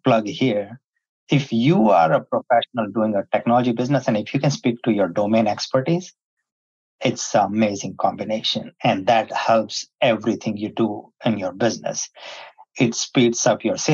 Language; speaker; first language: English; non-native, local second language; Hindi